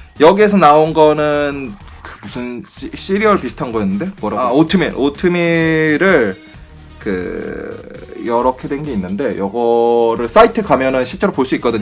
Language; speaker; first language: Korean; native; Korean